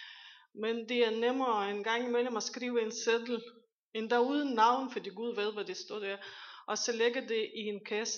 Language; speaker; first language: Danish; non-native, fluent; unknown